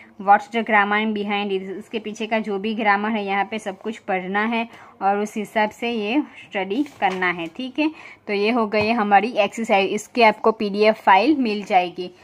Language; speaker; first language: Hindi; non-native, local second language; Gujarati